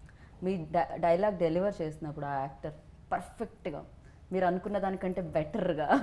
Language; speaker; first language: Telugu; native; Telugu